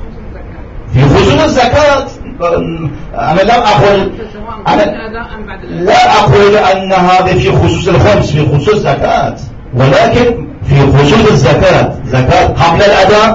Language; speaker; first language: Arabic; non-native, fluent; Persian